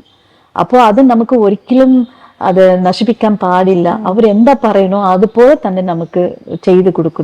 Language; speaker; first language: Malayalam; non-native, fluent; Tamil